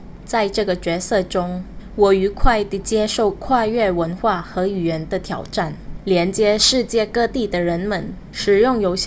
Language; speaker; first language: Chinese; early bilingual, heritage; Min Nan Chinese